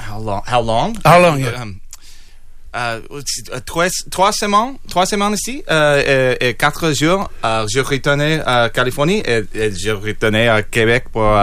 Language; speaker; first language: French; non-native, learner; English